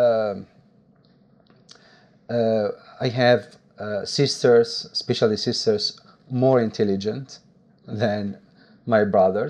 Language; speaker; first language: English; non-native, fluent; Arabic